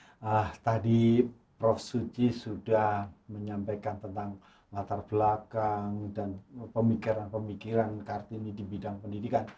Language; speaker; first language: Indonesian; native; Indonesian